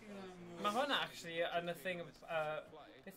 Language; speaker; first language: Welsh; native; Welsh